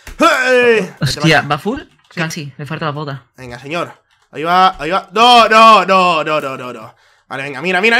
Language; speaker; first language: Spanish; native; Spanish